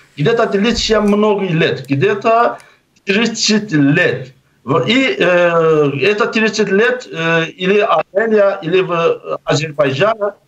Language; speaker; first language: Russian; non-native, local second language; Azerbaijani